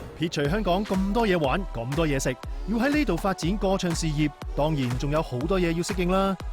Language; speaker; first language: Cantonese; native; Cantonese